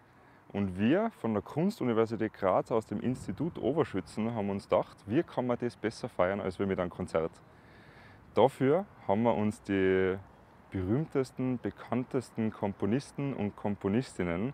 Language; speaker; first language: German; native; German